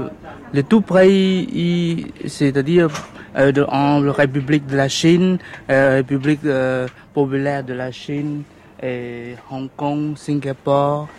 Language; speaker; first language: French; non-native, learner; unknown